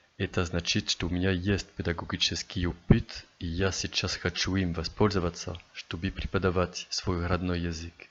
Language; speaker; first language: Russian; non-native, learner; French